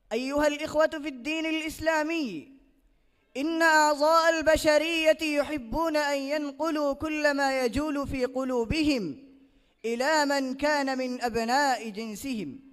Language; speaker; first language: Arabic; non-native, learner; Bangla